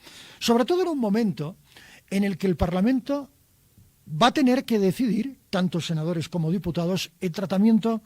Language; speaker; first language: Spanish; native; Spanish